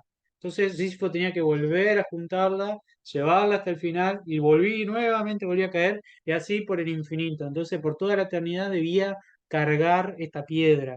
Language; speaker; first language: Spanish; native; Spanish